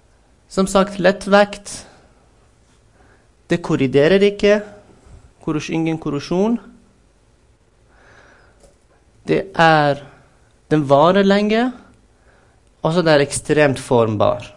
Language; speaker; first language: Norwegian; non-native, fluent; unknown